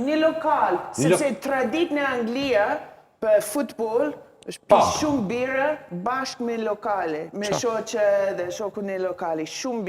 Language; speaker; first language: Albanian; non-native, learner; English